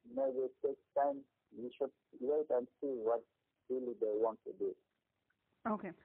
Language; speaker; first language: English; non-native, learner; Persian